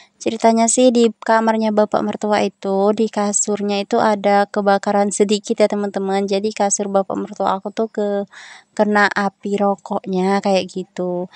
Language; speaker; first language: Indonesian; non-native, local second language; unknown